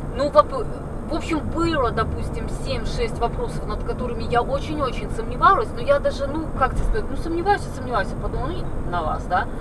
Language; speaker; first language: Russian; native; Russian